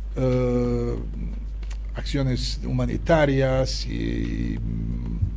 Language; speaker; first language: Spanish; non-native, fluent; Serbian